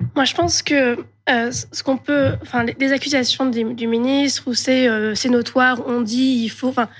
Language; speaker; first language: French; native; French